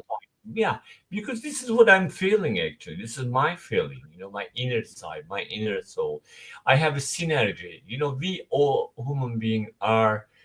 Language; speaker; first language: English; non-native, fluent; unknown